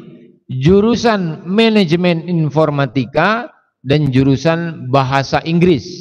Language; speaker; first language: Indonesian; native; Indonesian